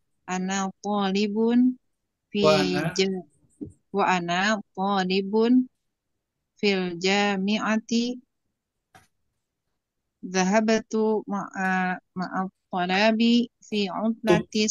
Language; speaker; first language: Arabic; non-native, learner; Indonesian